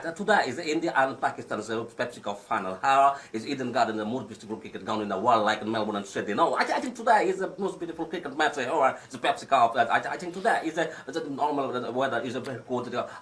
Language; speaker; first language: English; non-native, local second language; Assamese